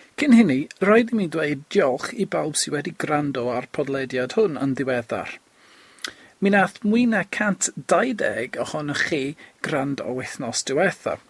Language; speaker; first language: Welsh; non-native, local second language; English